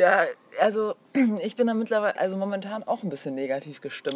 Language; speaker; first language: German; native; German